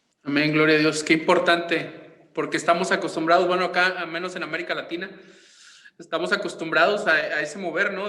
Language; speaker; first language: Spanish; native; Spanish